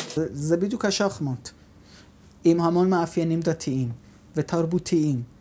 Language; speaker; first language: Hebrew; non-native, fluent; Persian